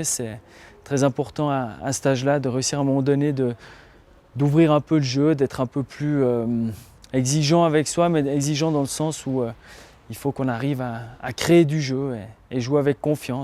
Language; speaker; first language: French; native; French